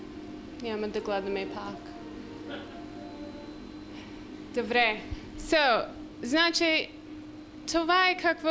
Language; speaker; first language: Bulgarian; non-native, learner; English